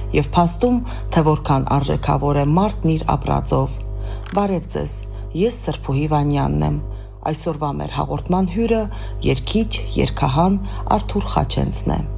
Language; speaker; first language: Armenian; native; Armenian